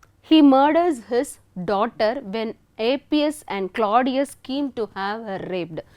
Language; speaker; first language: English; non-native, local second language; Tamil